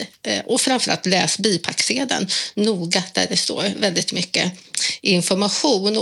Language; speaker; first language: Swedish; native; Swedish